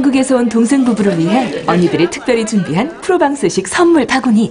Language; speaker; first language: Korean; native; Korean